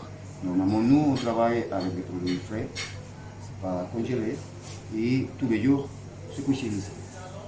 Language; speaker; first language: French; non-native, fluent; Spanish